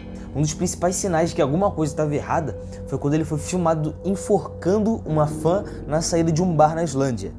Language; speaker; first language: Portuguese; native; Portuguese